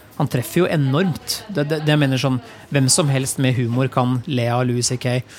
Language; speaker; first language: Norwegian; native; Norwegian